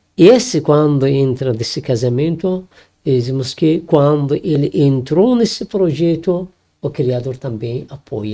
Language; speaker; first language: Portuguese; non-native, learner; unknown